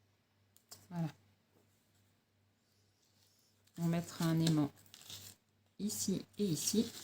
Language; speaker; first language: French; native; French